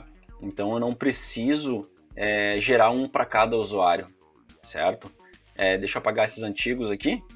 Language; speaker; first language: Portuguese; native; Portuguese